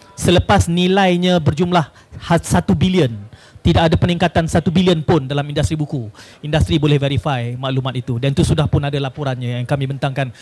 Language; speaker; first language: Malay; native; Malay